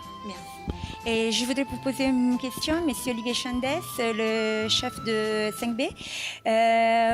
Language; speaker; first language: French; non-native, fluent; Italian